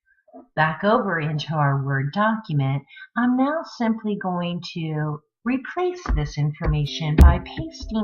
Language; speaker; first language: English; native; English